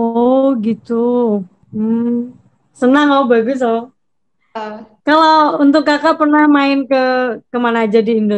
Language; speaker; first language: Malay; non-native, local second language; Javanese